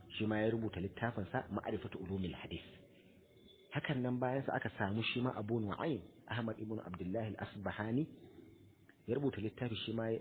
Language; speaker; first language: Hausa; native; Hausa